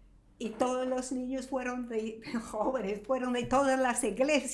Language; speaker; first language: Spanish; non-native, fluent; English